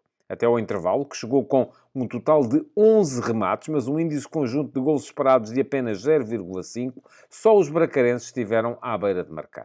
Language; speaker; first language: Portuguese; native; Portuguese